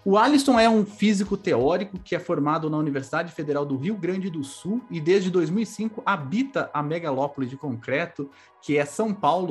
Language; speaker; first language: Portuguese; native; Portuguese